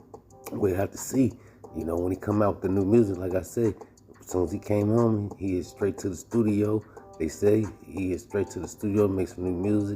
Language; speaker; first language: English; native; English